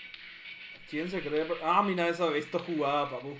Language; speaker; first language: Spanish; native; Spanish